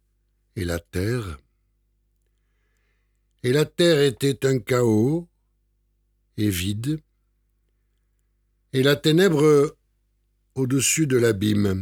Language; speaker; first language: French; native; French